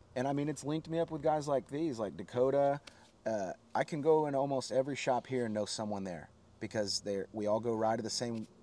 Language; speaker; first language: English; native; English